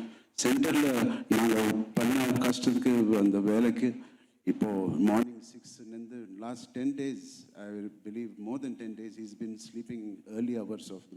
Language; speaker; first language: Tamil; non-native, local second language; Telugu